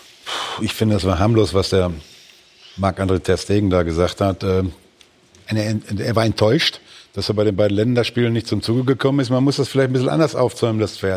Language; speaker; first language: German; native; German